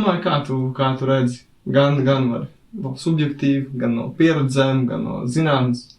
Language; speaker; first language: Latvian; native; Latvian